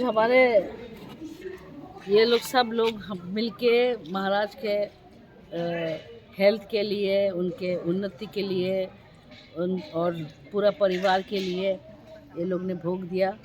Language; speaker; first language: Hindi; non-native, local second language; Kok Borok